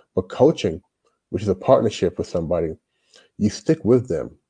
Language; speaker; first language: English; native; English